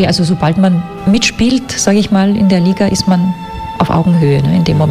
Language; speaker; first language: German; native; German